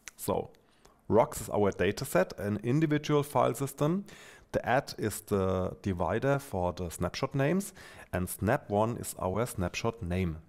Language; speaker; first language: English; non-native, fluent; German